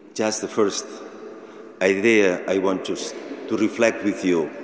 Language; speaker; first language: English; non-native, learner; Catalan